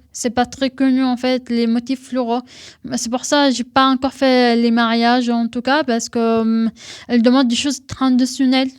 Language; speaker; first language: French; non-native, fluent; Arabic